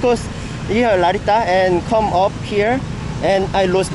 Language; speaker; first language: English; non-native, learner; Korean